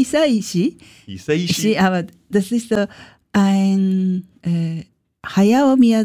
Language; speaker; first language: German; non-native, learner; Japanese